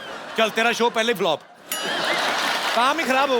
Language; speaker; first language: Hindi; native; Hindi